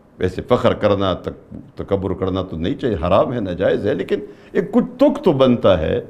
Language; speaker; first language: Urdu; non-native, local second language; Pashto